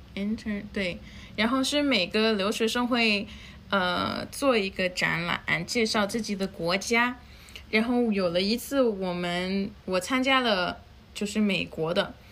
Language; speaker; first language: Chinese; non-native, fluent; Spanish